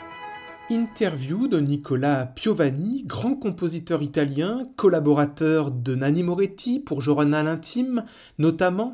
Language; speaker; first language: French; native; French